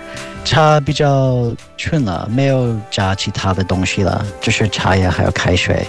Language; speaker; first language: Chinese; non-native, fluent; English